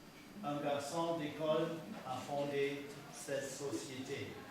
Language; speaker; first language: French; non-native, learner; German